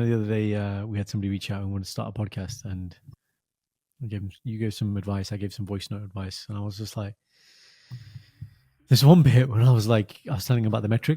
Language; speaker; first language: English; early bilingual, other home language; Punjabi